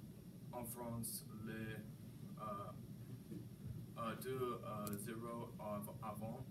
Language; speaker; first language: French; non-native, learner; English